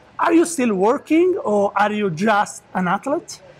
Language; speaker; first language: English; non-native, learner; Italian